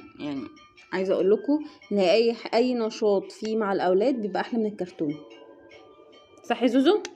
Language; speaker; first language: Arabic; native; Arabic